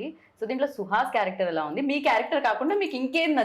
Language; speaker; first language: Telugu; native; Telugu